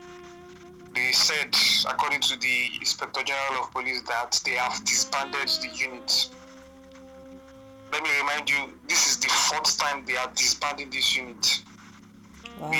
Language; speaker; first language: English; non-native, local second language; Igbo